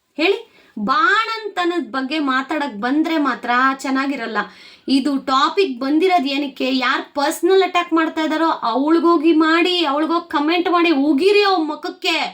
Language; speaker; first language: Kannada; native; Kannada